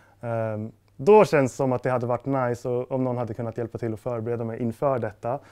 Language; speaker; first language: Swedish; native; Swedish